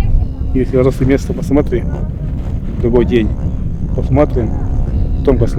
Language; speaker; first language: Russian; non-native, local second language; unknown